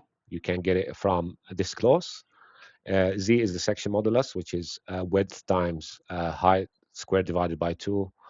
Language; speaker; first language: English; non-native, fluent; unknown